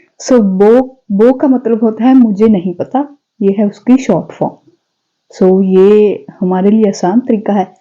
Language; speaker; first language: Hindi; non-native, local second language; Punjabi